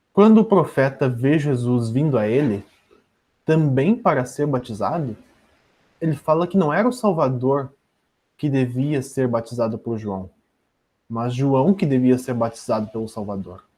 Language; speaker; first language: Portuguese; native; Portuguese